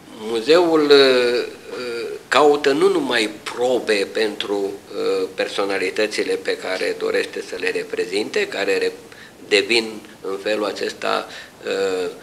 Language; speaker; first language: Romanian; native; Romanian